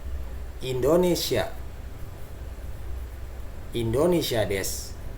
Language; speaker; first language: Japanese; non-native, fluent; Indonesian